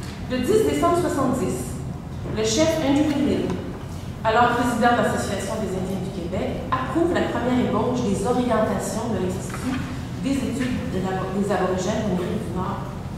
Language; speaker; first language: French; native; French